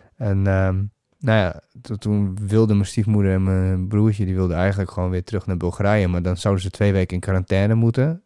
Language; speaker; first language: Dutch; native; Dutch